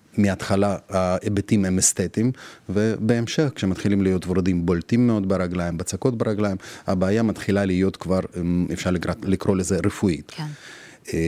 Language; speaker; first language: Hebrew; non-native, fluent; Russian